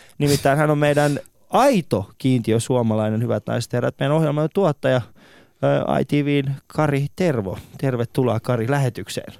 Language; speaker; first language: Finnish; early bilingual, other home language; Persian